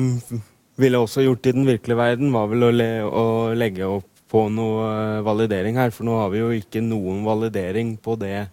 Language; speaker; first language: Norwegian; native; Norwegian